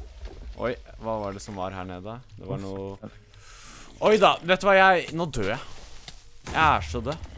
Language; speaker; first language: Norwegian; native; Norwegian